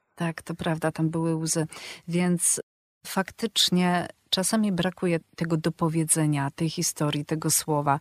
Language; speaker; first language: Polish; native; Polish